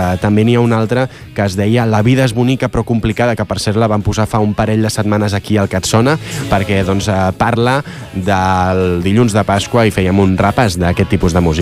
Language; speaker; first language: Catalan; native; Catalan